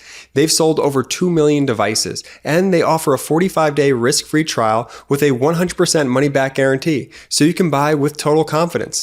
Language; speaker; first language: English; native; English